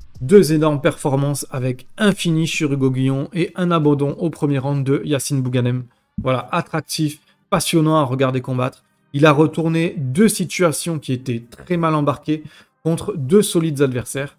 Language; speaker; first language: French; native; French